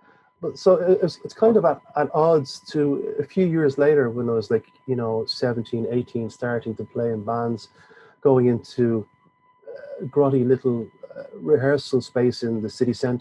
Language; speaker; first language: English; native; English